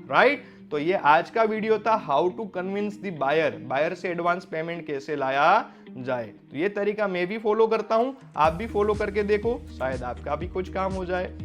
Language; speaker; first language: Hindi; non-native, local second language; Gujarati